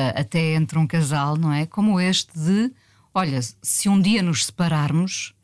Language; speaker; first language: Portuguese; native; Portuguese